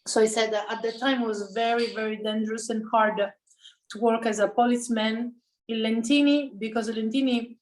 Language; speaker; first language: English; non-native, learner; Italian